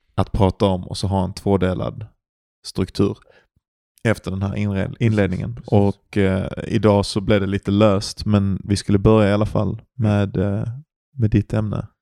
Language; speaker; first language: Swedish; early bilingual, other home language; Turkish